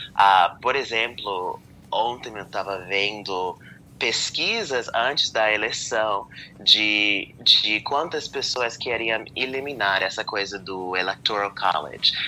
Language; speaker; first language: Portuguese; non-native, fluent; English